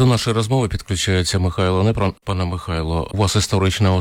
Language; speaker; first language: Ukrainian; native; Ukrainian